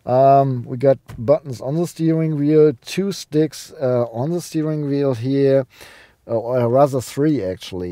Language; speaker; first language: English; non-native, fluent; German